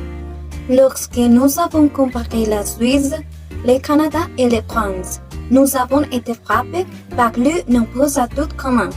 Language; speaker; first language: French; non-native, learner; Spanish